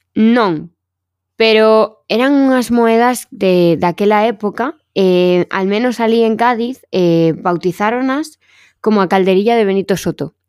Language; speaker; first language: Galician; non-native, local second language; Spanish